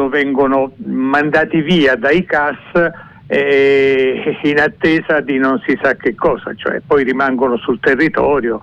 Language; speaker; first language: Italian; native; Italian